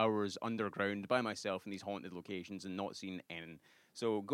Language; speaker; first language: English; native; English